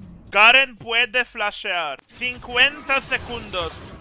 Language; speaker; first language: Spanish; non-native, learner; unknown